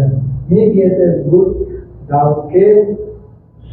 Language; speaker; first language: German; non-native, learner; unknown